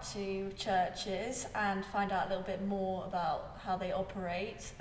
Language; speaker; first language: English; native; English